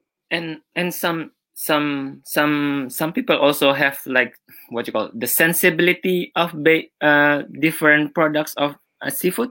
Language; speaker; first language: English; non-native, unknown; Indonesian